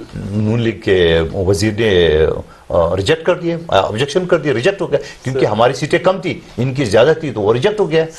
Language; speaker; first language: Urdu; non-native, local second language; Pashto